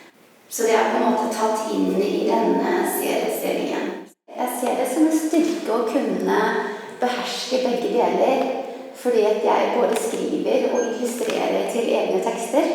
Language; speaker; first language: Norwegian; early bilingual, other home language; Vietnamese